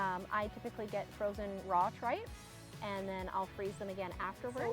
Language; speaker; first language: English; native; English